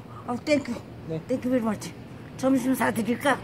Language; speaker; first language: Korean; native; Korean